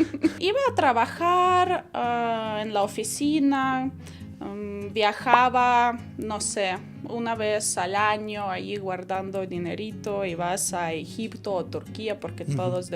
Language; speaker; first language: Spanish; non-native, fluent; Ukrainian